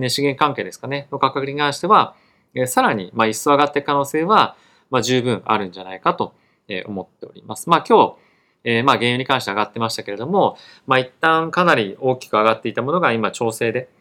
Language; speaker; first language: Japanese; native; Japanese